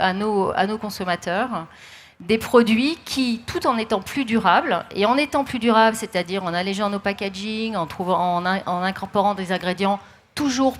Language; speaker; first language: French; native; French